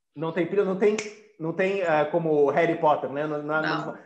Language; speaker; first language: Portuguese; non-native, local second language; German